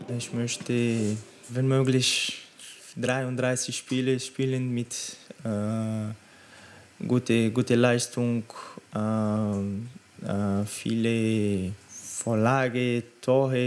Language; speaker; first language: German; non-native, learner; Portuguese